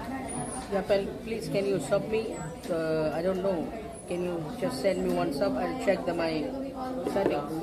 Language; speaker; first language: English; non-native, learner; Hindi